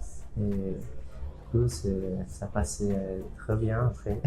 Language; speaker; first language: French; non-native, fluent; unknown